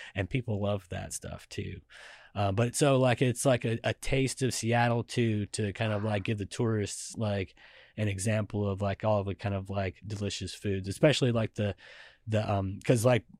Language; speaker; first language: English; native; English